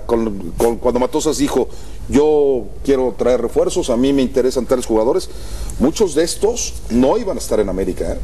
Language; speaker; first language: Spanish; native; Spanish